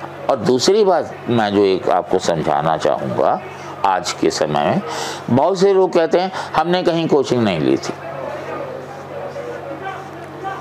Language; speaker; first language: Hindi; non-native, local second language; Punjabi